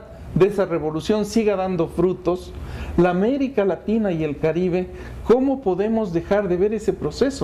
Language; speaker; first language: Spanish; native; Spanish